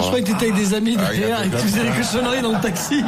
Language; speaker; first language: French; native; French